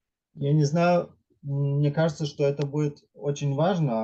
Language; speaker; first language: Russian; non-native, fluent; German